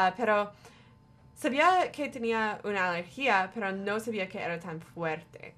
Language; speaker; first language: Spanish; non-native, learner; English